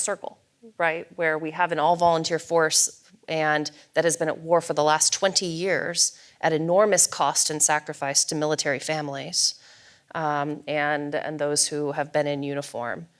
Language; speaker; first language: English; native; English